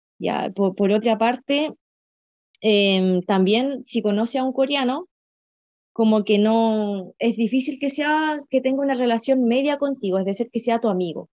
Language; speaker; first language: Spanish; native; Spanish